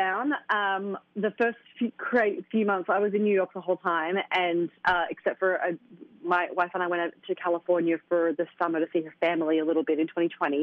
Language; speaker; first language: English; native; English